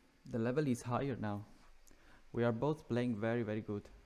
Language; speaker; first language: English; non-native, fluent; Italian